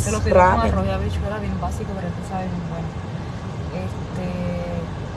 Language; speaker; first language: Spanish; native; Spanish